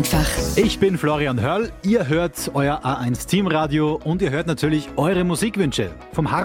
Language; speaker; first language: German; native; German